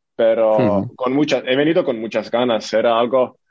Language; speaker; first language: Spanish; non-native, fluent; Estonian